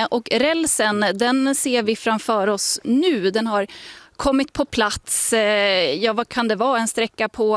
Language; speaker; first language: Swedish; native; Swedish